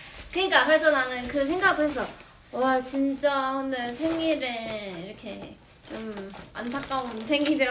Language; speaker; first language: Korean; non-native, fluent; Thai